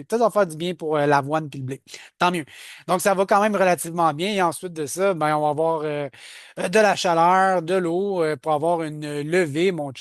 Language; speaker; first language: French; native; French